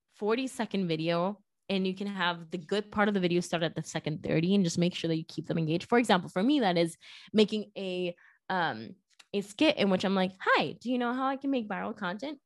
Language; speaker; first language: English; non-native, fluent; Spanish